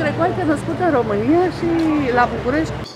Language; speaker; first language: Romanian; non-native, local second language; Greek